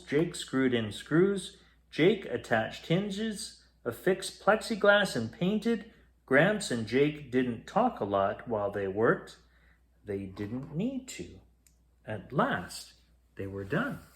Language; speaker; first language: English; native; English